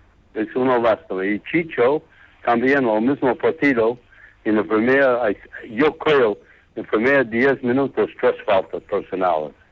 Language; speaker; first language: Spanish; non-native, learner; English